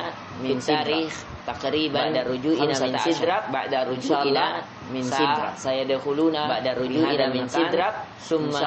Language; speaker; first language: Arabic; non-native, fluent; Indonesian